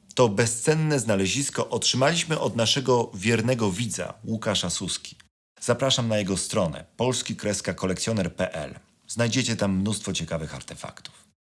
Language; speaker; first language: Polish; native; Polish